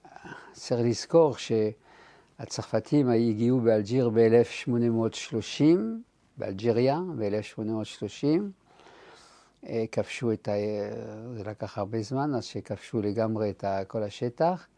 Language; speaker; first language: Hebrew; non-native, fluent; French